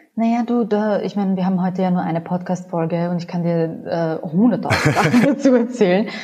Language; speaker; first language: German; native; German